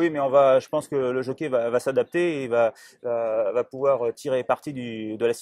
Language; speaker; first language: French; native; French